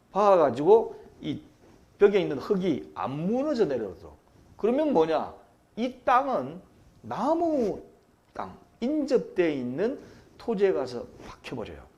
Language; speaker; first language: Korean; native; Korean